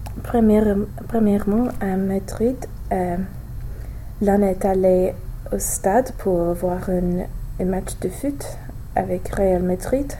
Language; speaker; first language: French; non-native, learner; English